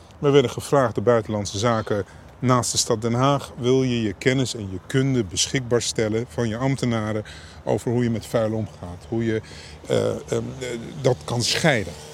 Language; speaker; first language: Dutch; native; Dutch